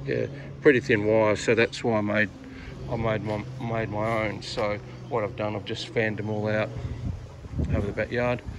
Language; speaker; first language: English; native; English